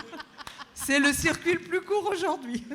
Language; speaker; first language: French; native; French